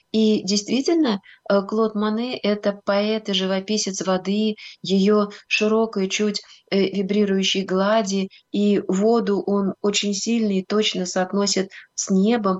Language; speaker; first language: Russian; native; Russian